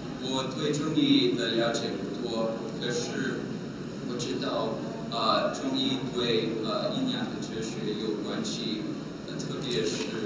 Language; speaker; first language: Chinese; non-native, learner; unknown